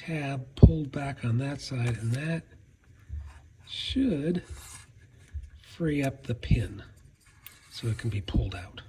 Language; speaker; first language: English; native; English